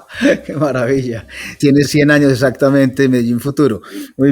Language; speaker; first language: Spanish; native; Spanish